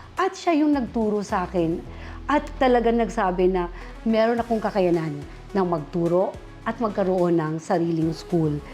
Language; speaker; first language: Filipino; non-native, local second language; Cebuano